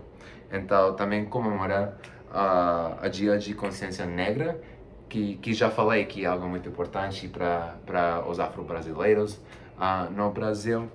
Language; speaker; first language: Portuguese; non-native, fluent; Spanish